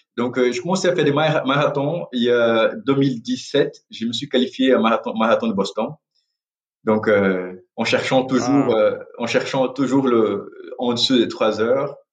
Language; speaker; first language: French; non-native, fluent; Portuguese